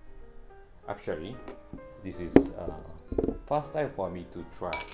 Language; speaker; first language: English; non-native, fluent; Japanese